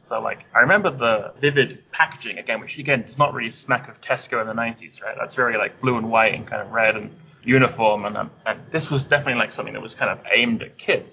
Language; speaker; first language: English; native; English